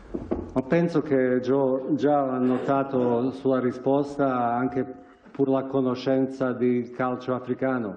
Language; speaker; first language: Italian; non-native, fluent; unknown